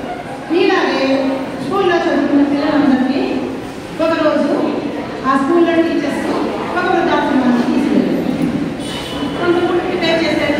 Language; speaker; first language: Telugu; native; Telugu